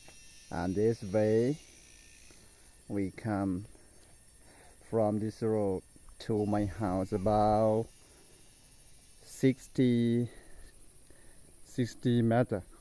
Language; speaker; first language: English; non-native, learner; Hmong